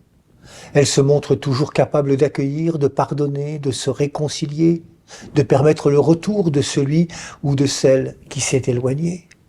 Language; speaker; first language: French; native; French